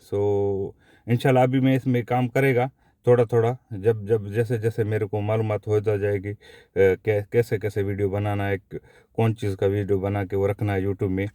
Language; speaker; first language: Hindi; non-native, local second language; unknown